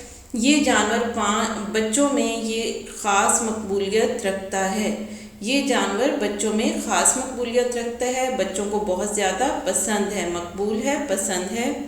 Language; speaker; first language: Urdu; native; Urdu